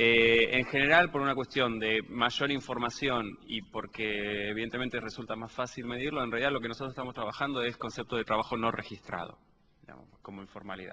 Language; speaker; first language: Spanish; native; Spanish